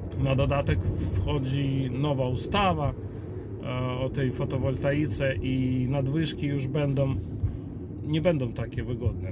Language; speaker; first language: Polish; native; Polish